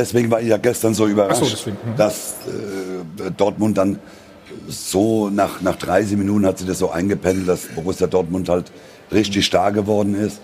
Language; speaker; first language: German; native; German